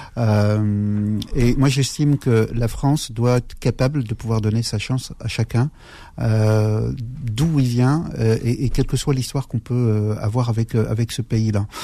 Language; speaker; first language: French; early bilingual, other home language; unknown